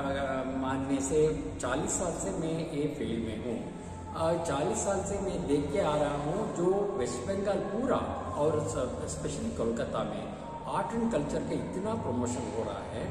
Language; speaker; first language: Hindi; non-native, local second language; Kannada